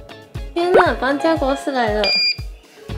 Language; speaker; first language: Chinese; non-native, fluent; Japanese